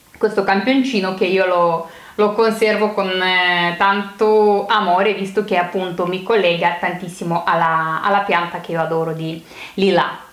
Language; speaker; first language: Italian; non-native, fluent; Romanian